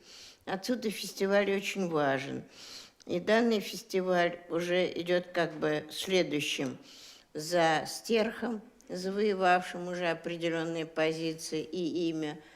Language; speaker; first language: Russian; native; Russian